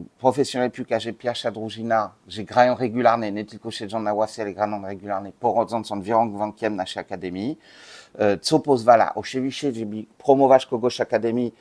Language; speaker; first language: Polish; non-native, learner; French